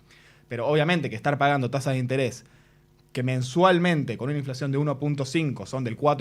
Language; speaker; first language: Spanish; native; Spanish